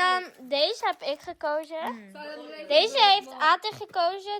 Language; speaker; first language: Dutch; early bilingual, other home language; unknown